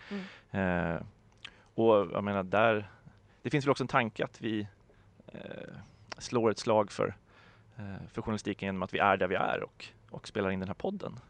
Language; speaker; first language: Swedish; native; Swedish